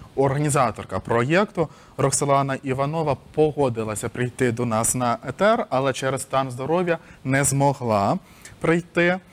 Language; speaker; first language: Ukrainian; native; Ukrainian